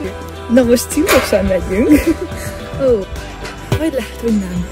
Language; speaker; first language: Hungarian; non-native, learner; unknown